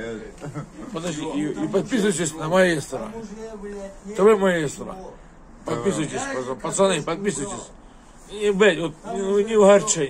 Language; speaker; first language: Russian; native; Russian